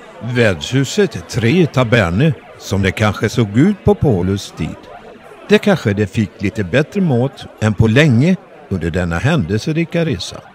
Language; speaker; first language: Swedish; native; Swedish